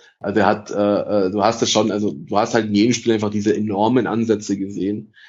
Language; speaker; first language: German; early bilingual, other home language; Italian